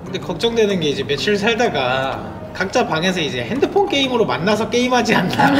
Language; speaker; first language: Korean; native; Korean